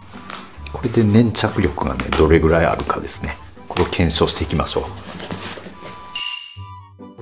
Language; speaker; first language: Japanese; native; Japanese